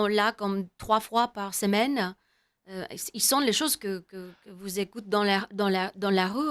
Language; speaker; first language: French; non-native, learner; English